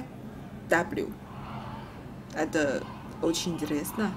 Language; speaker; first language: Russian; non-native, learner; Chinese